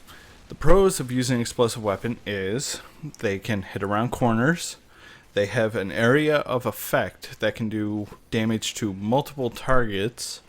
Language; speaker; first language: English; native; English